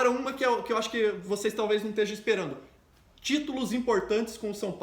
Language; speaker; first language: Portuguese; native; Portuguese